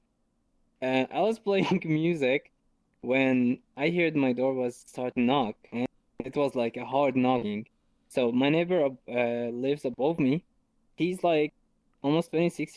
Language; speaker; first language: English; non-native, fluent; Arabic